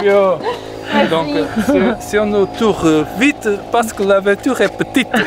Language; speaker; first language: French; non-native, learner; Portuguese